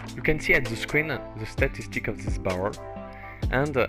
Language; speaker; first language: English; non-native, fluent; French